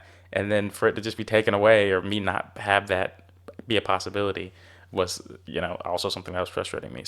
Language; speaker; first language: English; native; English